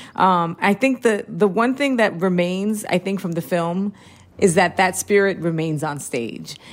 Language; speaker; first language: English; early bilingual, other home language; Spanish